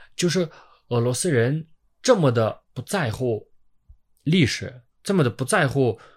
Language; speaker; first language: Chinese; non-native, fluent; Ukrainian